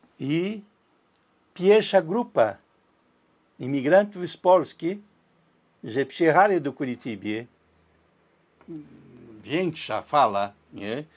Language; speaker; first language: Polish; early bilingual, heritage; Portuguese